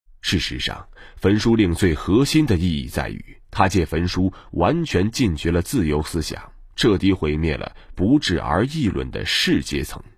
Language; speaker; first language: Chinese; native; Chinese